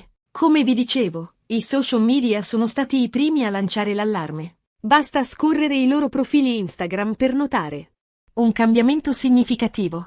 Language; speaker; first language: Italian; native; Italian